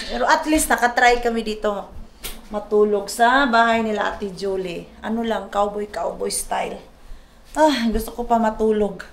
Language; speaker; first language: Filipino; non-native, local second language; Cebuano